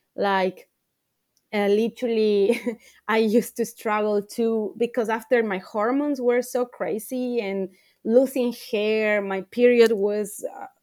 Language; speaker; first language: English; non-native, fluent; Spanish